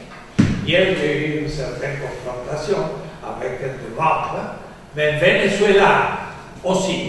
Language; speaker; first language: French; non-native, fluent; Spanish